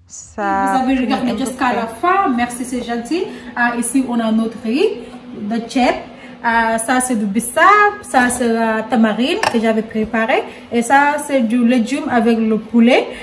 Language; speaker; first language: French; non-native, learner; Soninke